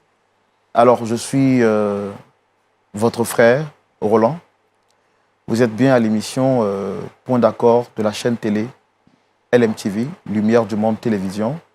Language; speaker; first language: French; native; French